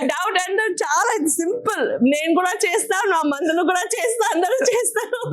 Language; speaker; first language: Telugu; non-native, local second language; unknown